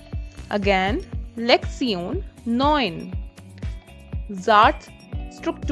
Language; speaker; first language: German; non-native, fluent; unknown